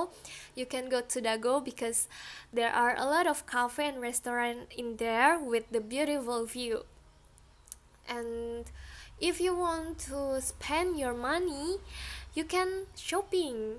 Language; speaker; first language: English; non-native, learner; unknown